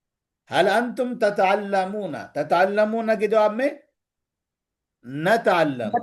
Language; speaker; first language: Arabic; non-native, fluent; Urdu